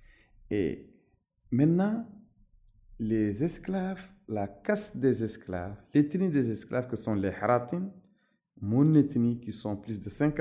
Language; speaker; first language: French; non-native, local second language; Arabic